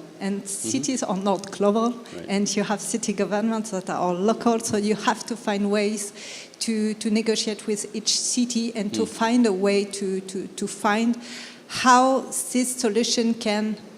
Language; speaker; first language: English; non-native, fluent; French